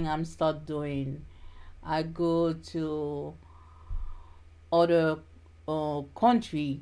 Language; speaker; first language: English; non-native, learner; Haitian Creole